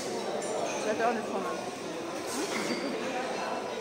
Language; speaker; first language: French; non-native, local second language; Arabic